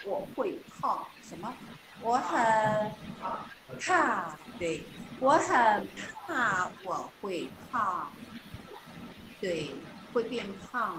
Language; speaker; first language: Chinese; non-native, fluent; English